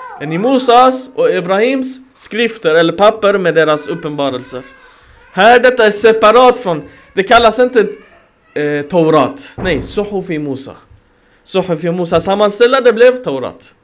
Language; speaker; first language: Swedish; early bilingual, other home language; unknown